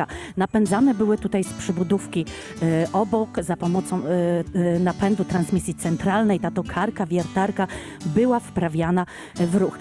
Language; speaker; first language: Polish; native; Polish